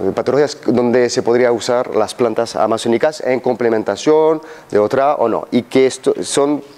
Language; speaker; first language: Spanish; non-native, fluent; French